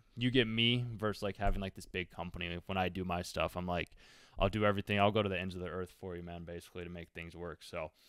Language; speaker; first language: English; native; English